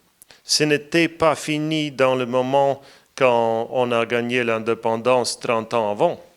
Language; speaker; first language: French; non-native, fluent; Latvian